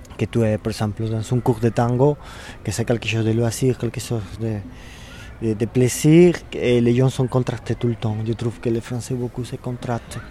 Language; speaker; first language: French; non-native, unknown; Spanish